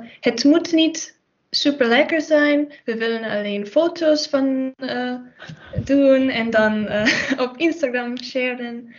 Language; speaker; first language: Dutch; non-native, learner; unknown